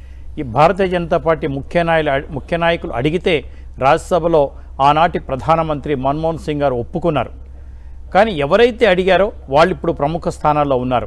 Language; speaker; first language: Telugu; native; Telugu